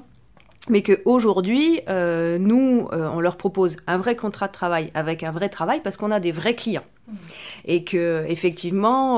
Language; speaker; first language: French; native; French